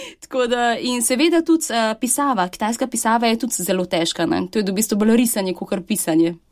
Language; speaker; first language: Slovenian; early bilingual, other home language; Chinese